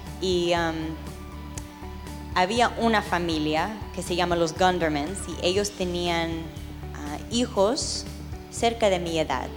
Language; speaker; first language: Spanish; early bilingual, heritage; English